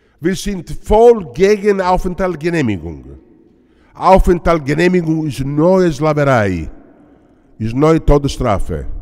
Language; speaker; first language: German; non-native, fluent; Italian